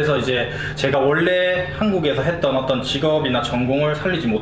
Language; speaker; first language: Korean; native; Korean